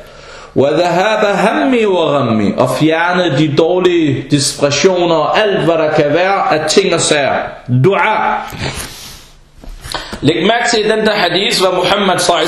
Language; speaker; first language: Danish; early bilingual, other home language; Arabic